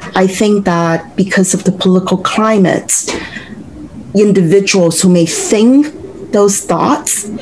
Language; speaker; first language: English; non-native, local second language; Cantonese